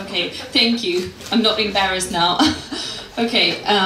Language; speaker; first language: English; non-native, fluent; Macedonian